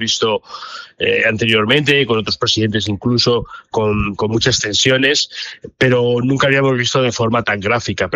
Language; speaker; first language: Spanish; native; Spanish